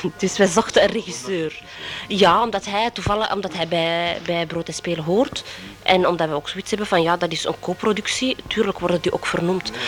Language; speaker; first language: Dutch; early bilingual, other home language; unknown